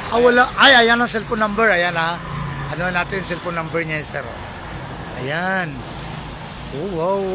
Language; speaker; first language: Filipino; non-native, local second language; Hiligaynon